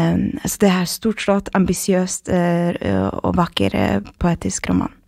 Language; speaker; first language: Norwegian; non-native, fluent; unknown